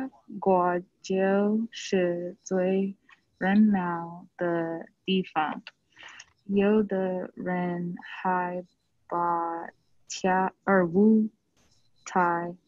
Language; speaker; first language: Chinese; non-native, learner; English